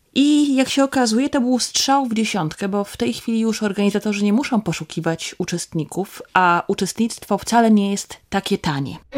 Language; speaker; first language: Polish; native; Polish